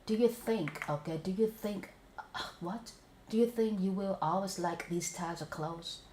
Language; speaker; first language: English; non-native, fluent; Vietnamese